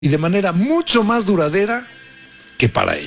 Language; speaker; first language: Spanish; native; Spanish